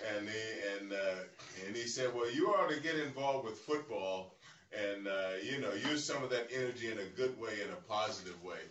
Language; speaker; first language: English; native; English